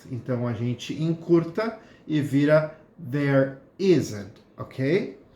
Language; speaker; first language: Portuguese; native; Portuguese